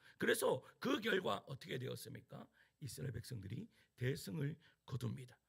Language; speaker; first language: Korean; native; Korean